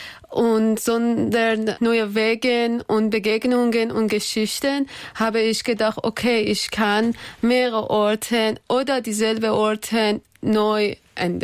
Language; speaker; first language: German; non-native, learner; Persian